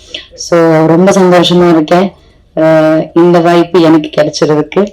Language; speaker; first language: Tamil; non-native, learner; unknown